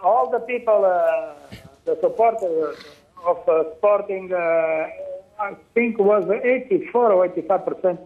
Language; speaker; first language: English; non-native, fluent; Portuguese